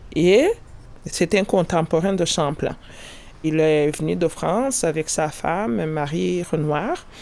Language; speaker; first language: French; non-native, local second language; Kinyarwanda